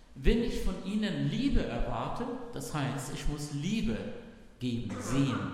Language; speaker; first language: German; non-native, fluent; Arabic